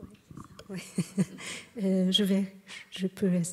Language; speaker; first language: French; non-native, learner; Chinese